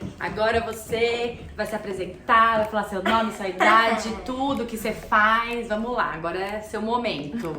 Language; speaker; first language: Portuguese; native; Portuguese